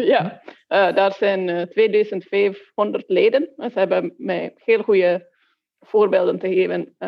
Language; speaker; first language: Dutch; non-native, fluent; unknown